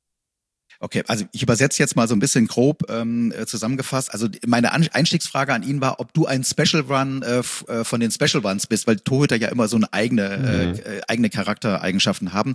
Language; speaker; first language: German; native; German